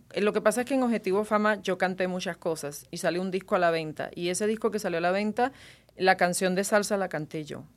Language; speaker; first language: Spanish; native; Spanish